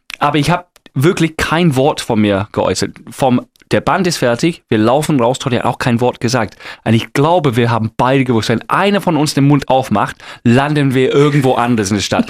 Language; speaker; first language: German; non-native, fluent; English